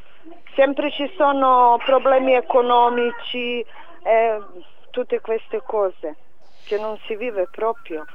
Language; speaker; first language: Italian; non-native, fluent; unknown